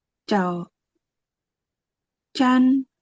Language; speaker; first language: Chinese; non-native, learner; Indonesian